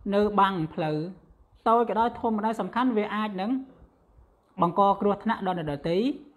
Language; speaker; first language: Khmer; non-native, local second language; Western Cham